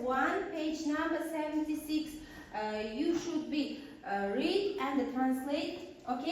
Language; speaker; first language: English; non-native, learner; Kazakh